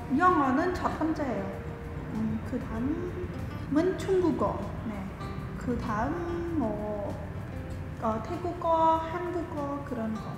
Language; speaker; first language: Korean; non-native, fluent; Khmer